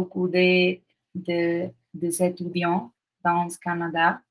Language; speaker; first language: French; non-native, learner; Spanish